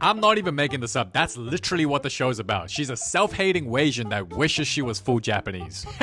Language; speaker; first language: English; native; English